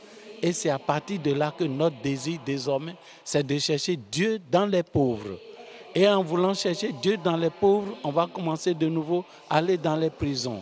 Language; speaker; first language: French; non-native, local second language; Fon